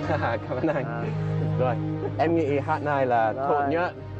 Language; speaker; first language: Vietnamese; non-native, learner; English